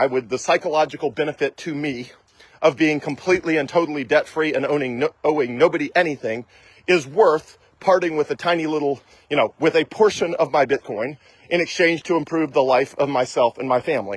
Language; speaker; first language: English; native; English